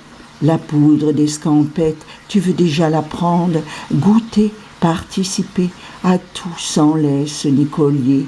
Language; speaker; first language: French; native; French